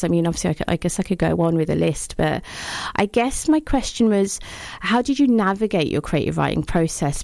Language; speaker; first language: English; native; English